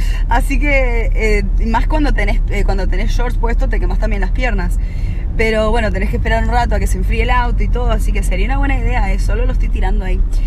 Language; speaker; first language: Spanish; early bilingual, heritage; Spanish